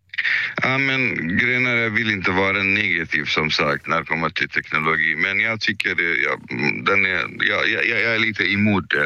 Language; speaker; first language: Swedish; early bilingual, other home language; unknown